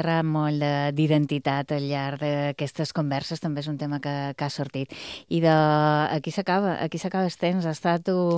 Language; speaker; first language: Catalan; native; Catalan